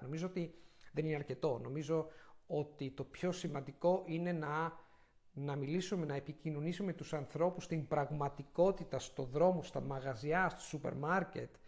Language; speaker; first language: Greek; non-native, fluent; Italian